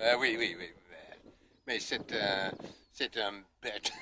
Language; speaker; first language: French; non-native, learner; English